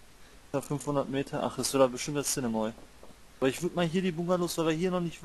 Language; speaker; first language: German; native; German